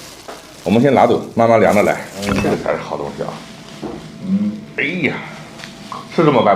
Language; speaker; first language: Chinese; native; Chinese